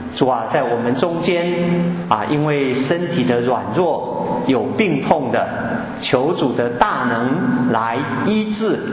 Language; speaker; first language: Chinese; native; Chinese